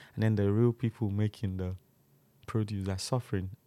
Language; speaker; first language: English; non-native, local second language; Yoruba